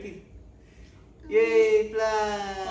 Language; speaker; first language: English; non-native, local second language; Filipino